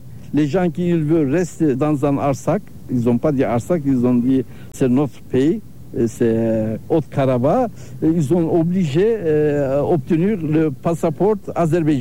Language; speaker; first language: French; non-native, learner; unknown